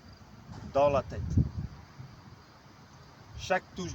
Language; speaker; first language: French; non-native, fluent; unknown